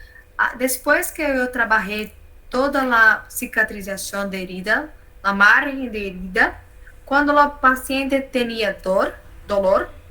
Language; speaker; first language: Spanish; non-native, learner; Portuguese